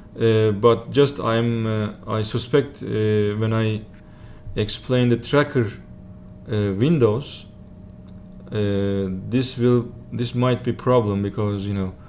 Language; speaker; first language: English; non-native, learner; Turkish